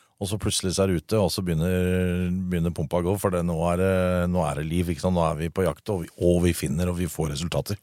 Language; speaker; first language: Norwegian; native; Norwegian